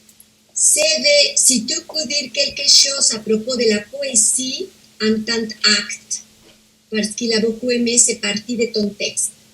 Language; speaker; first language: French; non-native, fluent; Spanish